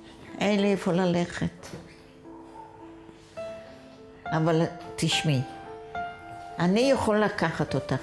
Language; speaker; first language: Hebrew; non-native, fluent; Yiddish